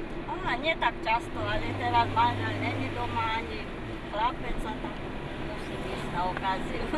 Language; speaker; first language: Slovak; early bilingual, heritage; Slovak